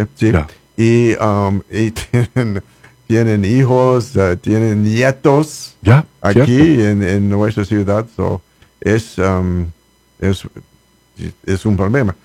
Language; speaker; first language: Spanish; non-native, learner; English